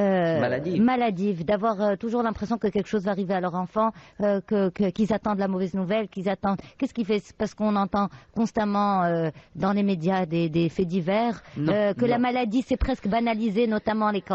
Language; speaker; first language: French; non-native, local second language; Arabic